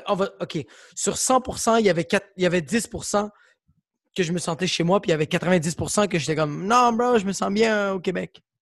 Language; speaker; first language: French; native; French